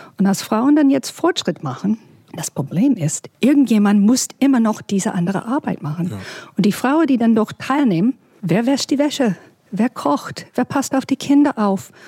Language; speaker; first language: German; non-native, fluent; English